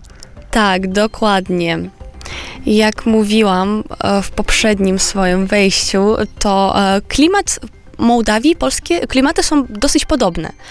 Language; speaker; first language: Polish; non-native, fluent; Romanian